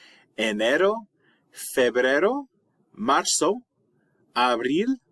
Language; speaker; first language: Spanish; non-native, fluent; English